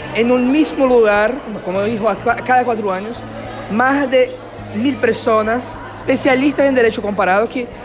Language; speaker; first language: Spanish; non-native, fluent; Portuguese